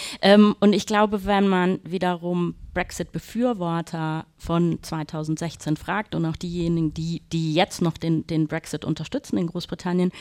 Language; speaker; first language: German; native; German